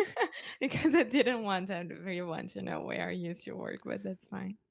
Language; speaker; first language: English; non-native, fluent; Portuguese